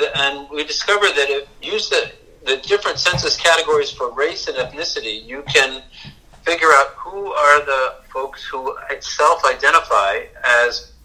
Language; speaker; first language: English; native; English